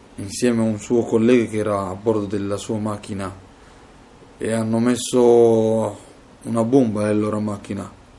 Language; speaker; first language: Italian; non-native, fluent; Somali